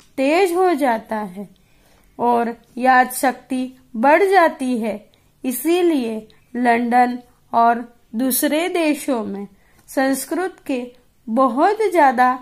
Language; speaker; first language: Hindi; non-native, local second language; Gujarati